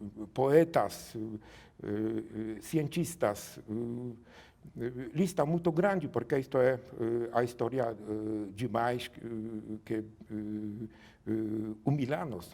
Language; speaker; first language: Portuguese; non-native, learner; Polish